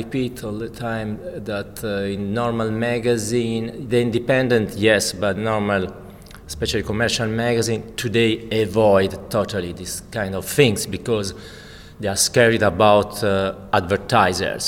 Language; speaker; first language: English; non-native, fluent; Italian